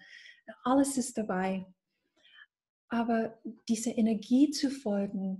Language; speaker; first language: German; non-native, fluent; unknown